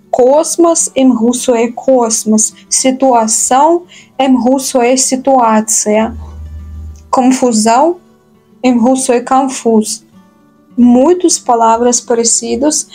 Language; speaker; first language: Portuguese; non-native, fluent; Russian